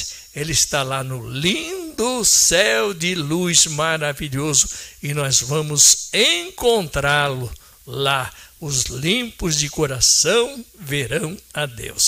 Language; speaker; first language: Portuguese; native; Portuguese